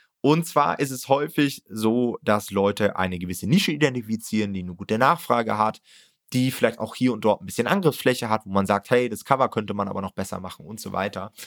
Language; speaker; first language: German; native; German